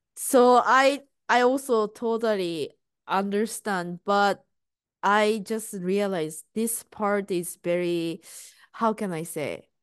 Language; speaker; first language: English; non-native, fluent; Japanese